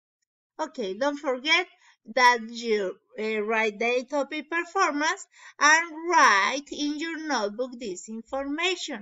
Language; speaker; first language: English; non-native, learner; Spanish